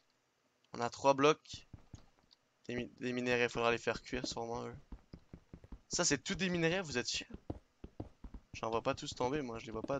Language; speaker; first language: French; native; French